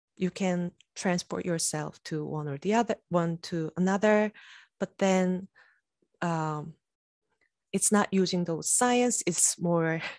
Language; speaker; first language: English; non-native, fluent; Korean